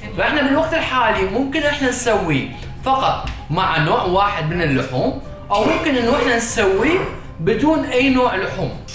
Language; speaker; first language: Arabic; native; Arabic